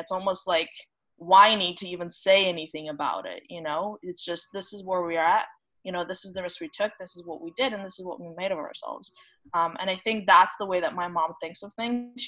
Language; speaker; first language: English; non-native, fluent; Romanian